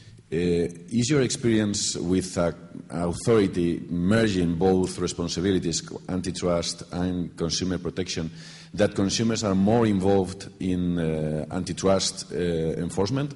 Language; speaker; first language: English; non-native, fluent; Spanish